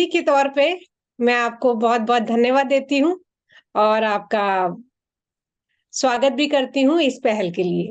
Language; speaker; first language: Hindi; non-native, local second language; Morisyen